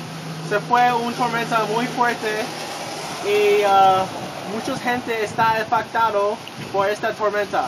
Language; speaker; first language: Spanish; non-native, learner; English